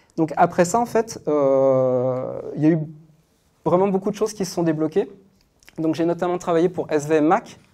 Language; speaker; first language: French; native; French